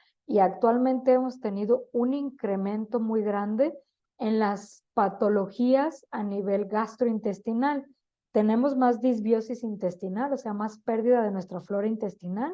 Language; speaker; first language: Spanish; native; Spanish